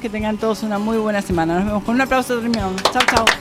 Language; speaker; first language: Spanish; native; Spanish